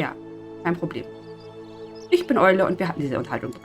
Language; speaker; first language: German; native; German